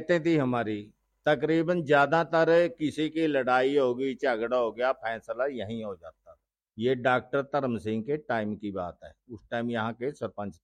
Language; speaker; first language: Hindi; native; Hindi